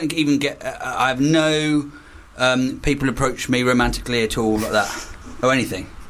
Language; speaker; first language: English; native; English